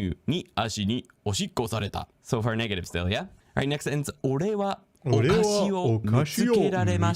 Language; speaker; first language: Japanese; non-native, learner; English